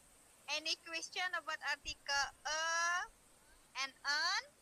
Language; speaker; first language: English; non-native, learner; Indonesian